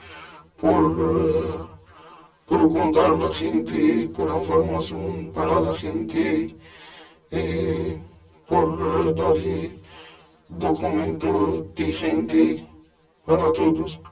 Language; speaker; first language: Spanish; non-native, learner; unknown